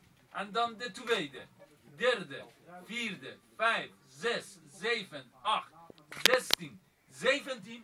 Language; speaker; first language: Dutch; non-native, fluent; Persian